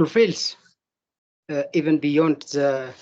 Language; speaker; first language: English; non-native, local second language; Amharic